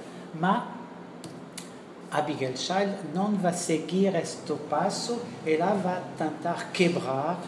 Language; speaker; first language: Portuguese; non-native, fluent; French